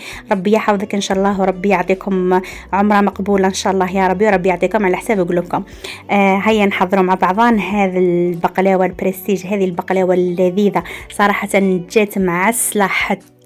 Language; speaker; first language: Arabic; native; Arabic